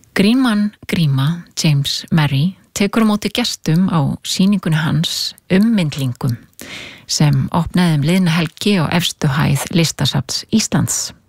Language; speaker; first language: Icelandic; native; Icelandic